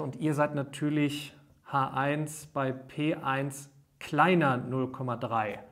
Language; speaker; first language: German; native; German